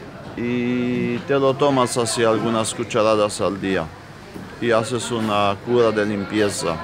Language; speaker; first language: Spanish; non-native, fluent; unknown